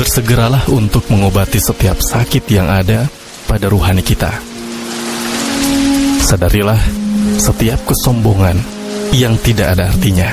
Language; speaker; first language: Indonesian; native; Indonesian